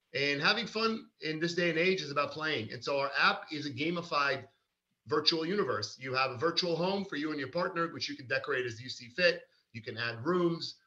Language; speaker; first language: English; early bilingual, other home language; Hebrew